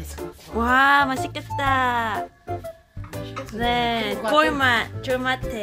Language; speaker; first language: Korean; non-native, learner; Cantonese